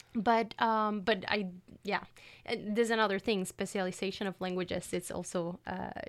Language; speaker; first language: English; non-native, fluent; Spanish